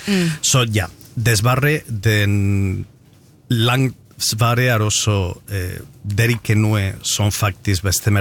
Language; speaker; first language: Norwegian; non-native, fluent; Spanish